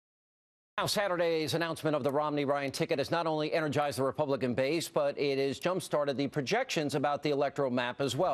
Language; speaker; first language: English; native; English